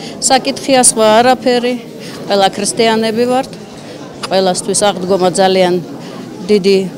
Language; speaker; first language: Georgian; non-native, local second language; Armenian